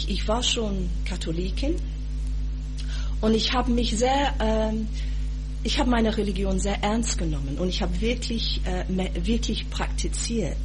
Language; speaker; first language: German; non-native, fluent; English